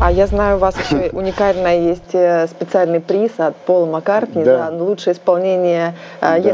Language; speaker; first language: Russian; native; Russian